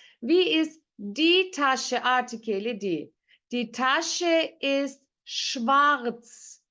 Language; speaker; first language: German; non-native, fluent; Turkish